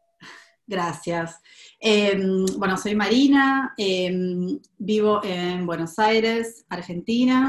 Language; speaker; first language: Spanish; native; Spanish